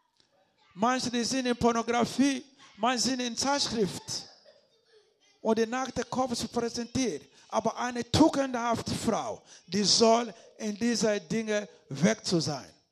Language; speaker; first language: German; non-native, learner; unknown